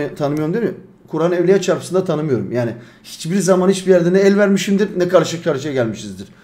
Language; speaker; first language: Turkish; early bilingual, heritage; Turkish